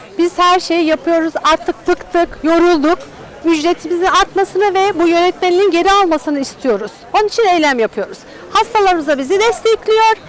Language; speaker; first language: Turkish; non-native, local second language; Kurdish